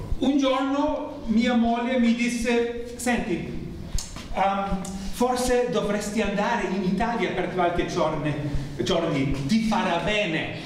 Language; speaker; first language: Italian; non-native, learner; German